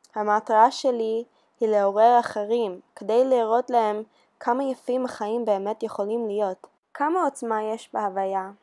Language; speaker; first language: Hebrew; early bilingual, heritage; Hebrew